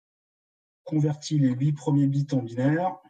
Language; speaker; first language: French; native; French